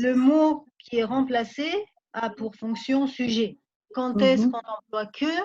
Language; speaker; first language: French; non-native, fluent; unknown